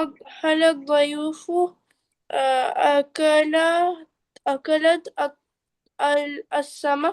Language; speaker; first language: Arabic; non-native, learner; Urdu